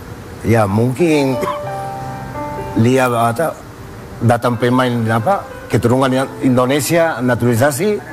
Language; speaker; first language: Indonesian; non-native, fluent; Spanish